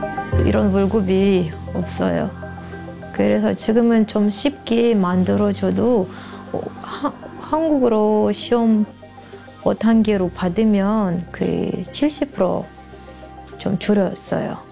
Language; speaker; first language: Korean; non-native, learner; Russian